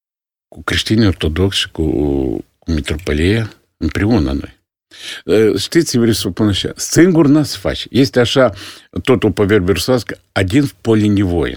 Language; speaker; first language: Romanian; non-native, local second language; Russian